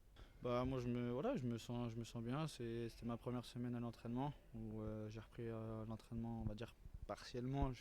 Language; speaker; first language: French; native; French